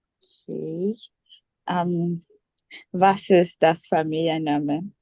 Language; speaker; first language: German; non-native, learner; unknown